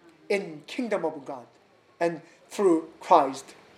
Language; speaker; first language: English; non-native, learner; Korean